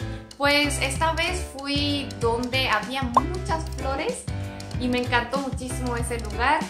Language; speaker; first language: Spanish; non-native, fluent; Korean